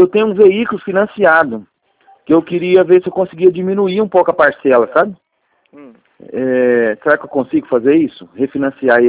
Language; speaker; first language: Portuguese; native; Portuguese